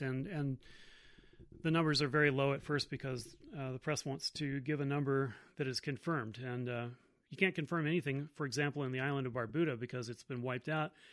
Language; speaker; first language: English; native; English